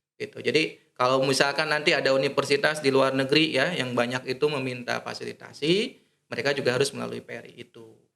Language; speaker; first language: Indonesian; native; Indonesian